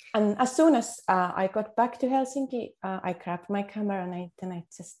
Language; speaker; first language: English; non-native, fluent; Finnish